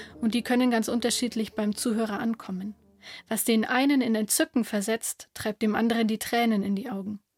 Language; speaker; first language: German; native; German